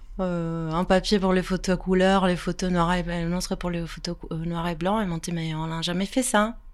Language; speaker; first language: French; non-native, fluent; Italian